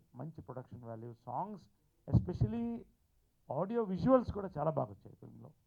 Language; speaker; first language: Telugu; native; Telugu